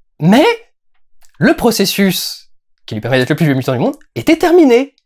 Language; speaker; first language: French; native; French